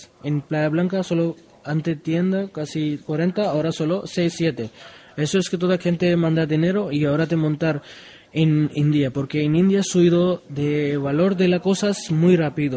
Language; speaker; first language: Spanish; non-native, learner; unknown